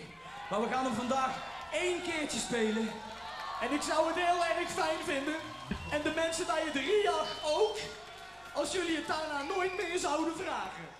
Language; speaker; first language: Dutch; native; Dutch